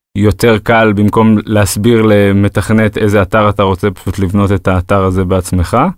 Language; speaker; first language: Hebrew; native; Hebrew